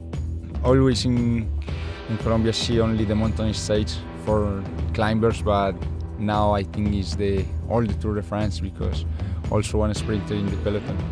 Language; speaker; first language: English; non-native, learner; Spanish